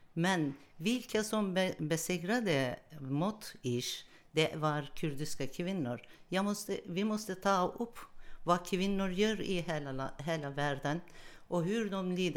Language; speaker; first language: Swedish; non-native, learner; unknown